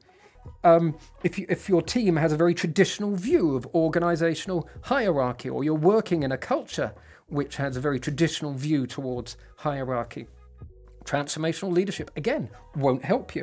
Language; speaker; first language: English; native; English